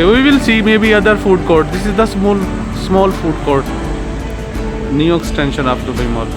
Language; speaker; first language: English; non-native, learner; Urdu